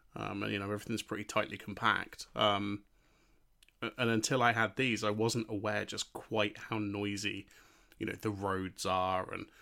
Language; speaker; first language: English; native; English